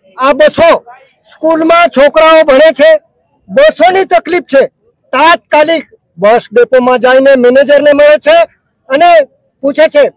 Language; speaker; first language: Gujarati; non-native, local second language; Vasavi